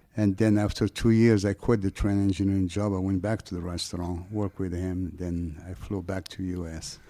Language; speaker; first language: English; non-native, fluent; French